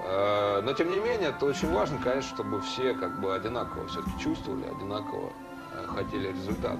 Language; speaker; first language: Russian; native; Russian